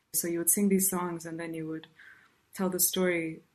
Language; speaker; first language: English; non-native, local second language; Tamil